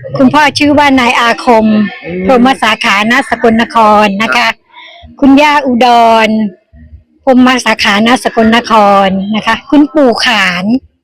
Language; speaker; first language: Thai; native; Thai